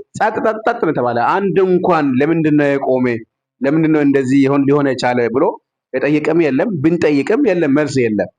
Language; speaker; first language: Amharic; non-native, local second language; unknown